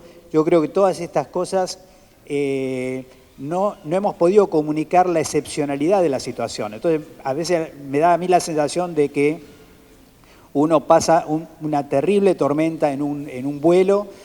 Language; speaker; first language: Spanish; native; Spanish